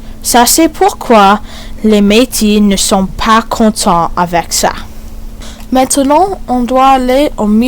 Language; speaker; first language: French; non-native, learner; English